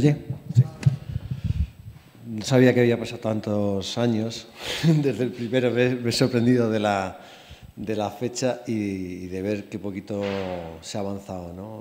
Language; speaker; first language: Spanish; native; Spanish